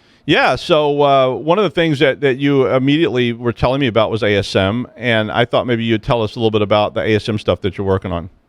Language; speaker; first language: English; native; English